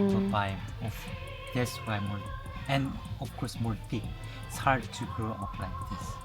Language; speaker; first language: English; non-native, learner; Korean